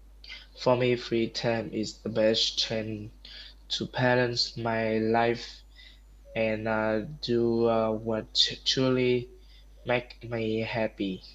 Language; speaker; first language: English; non-native, learner; Vietnamese